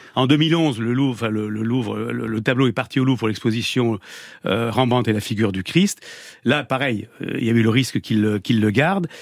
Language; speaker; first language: French; native; French